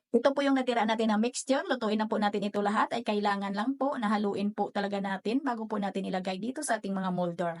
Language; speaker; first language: Filipino; non-native, local second language; Cebuano